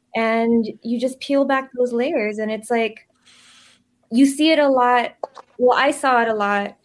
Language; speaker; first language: English; early bilingual, other home language; Spanish